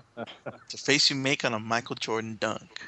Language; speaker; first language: English; native; English